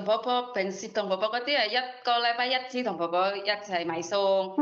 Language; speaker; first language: Cantonese; non-native, learner; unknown